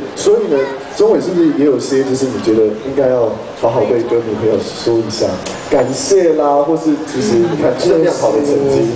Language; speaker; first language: Chinese; native; Chinese